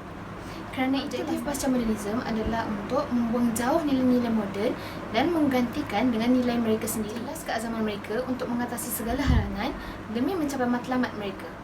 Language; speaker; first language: Malay; native; Malay